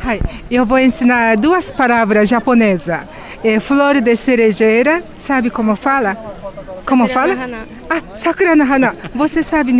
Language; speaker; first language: Portuguese; non-native, fluent; Japanese